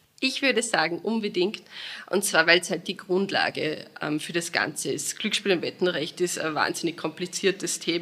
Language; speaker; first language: German; native; German